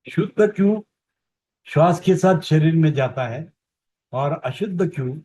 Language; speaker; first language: Hindi; non-native, local second language; Marathi